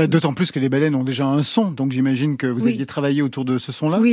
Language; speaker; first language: French; native; French